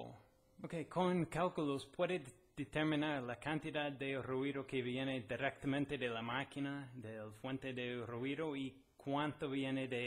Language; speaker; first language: Spanish; non-native, fluent; English